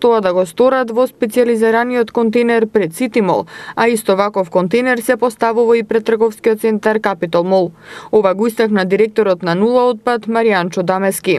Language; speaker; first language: Macedonian; native; Macedonian